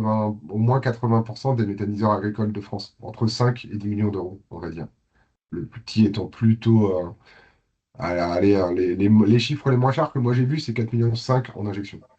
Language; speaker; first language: French; native; French